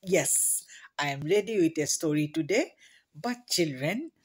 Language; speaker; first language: English; non-native, local second language; Assamese